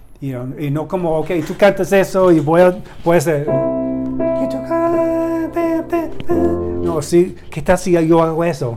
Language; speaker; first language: Spanish; non-native, learner; English